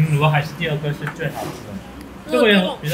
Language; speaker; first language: Chinese; non-native, learner; Korean